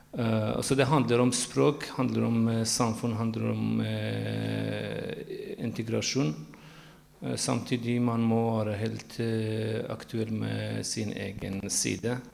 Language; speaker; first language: Norwegian; non-native, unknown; Central Kurdish